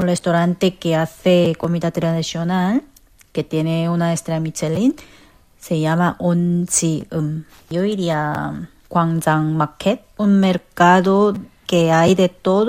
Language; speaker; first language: Spanish; non-native, fluent; Korean